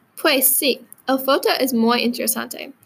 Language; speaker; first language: Spanish; non-native, learner; English